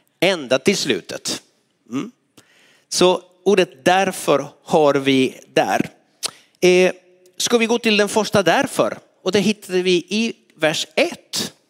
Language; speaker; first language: Swedish; non-native, fluent; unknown